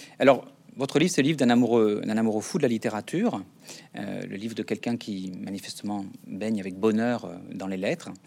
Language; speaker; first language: French; native; French